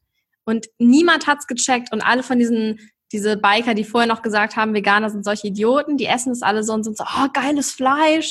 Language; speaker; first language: German; native; German